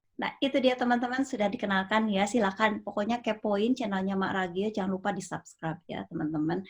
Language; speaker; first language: Indonesian; native; Indonesian